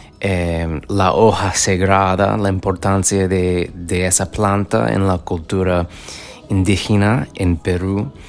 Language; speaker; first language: Spanish; non-native, fluent; English